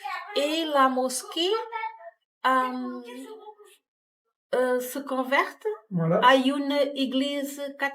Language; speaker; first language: French; non-native, learner; Portuguese